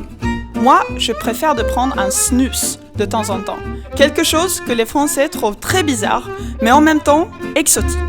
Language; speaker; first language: French; non-native, fluent; Swedish